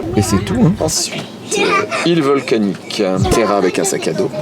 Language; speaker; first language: French; native; French